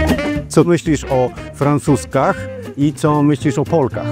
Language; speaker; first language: Polish; native; Polish